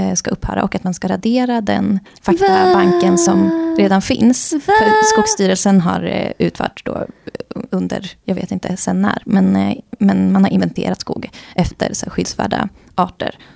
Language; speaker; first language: Swedish; native; Swedish